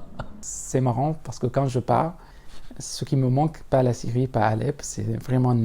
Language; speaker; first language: French; non-native, fluent; Arabic